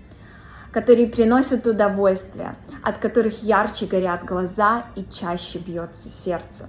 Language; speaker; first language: Russian; native; Russian